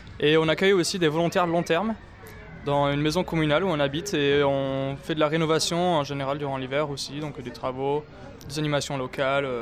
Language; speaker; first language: French; native; French